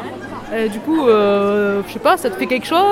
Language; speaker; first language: French; native; French